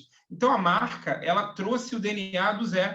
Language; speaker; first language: Portuguese; native; Portuguese